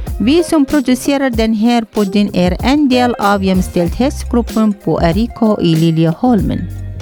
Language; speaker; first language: Swedish; non-native, learner; Arabic